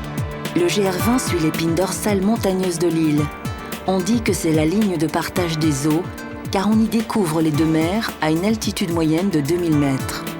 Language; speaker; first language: French; native; French